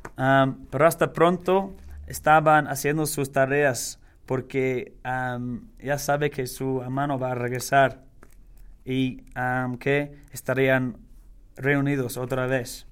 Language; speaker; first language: Spanish; non-native, learner; English